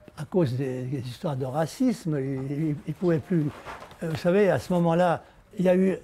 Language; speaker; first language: French; native; French